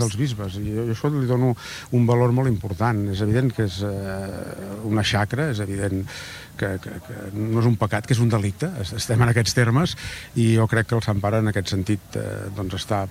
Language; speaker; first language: Catalan; native; Catalan